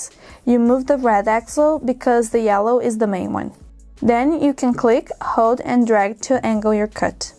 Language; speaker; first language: English; non-native, fluent; Portuguese